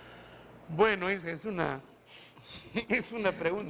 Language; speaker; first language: Spanish; native; Spanish